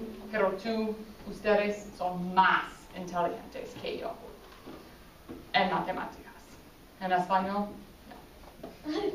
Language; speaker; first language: Spanish; non-native, fluent; English